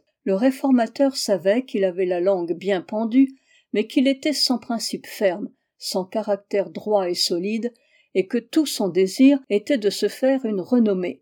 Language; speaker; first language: French; native; French